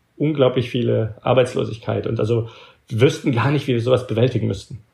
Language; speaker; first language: German; early bilingual, heritage; German